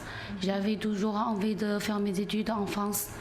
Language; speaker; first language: French; non-native, learner; Chinese